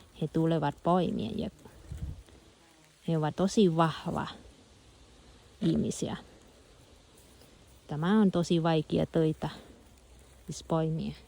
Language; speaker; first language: Finnish; non-native, learner; Thai